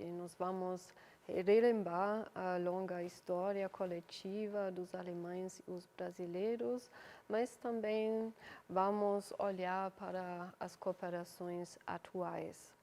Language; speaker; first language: Portuguese; non-native, fluent; German